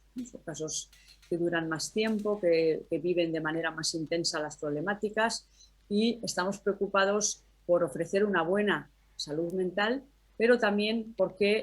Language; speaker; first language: Spanish; native; Spanish